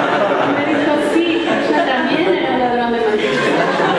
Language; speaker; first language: Spanish; native; Spanish